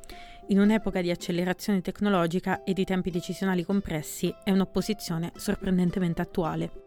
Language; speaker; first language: Italian; native; Italian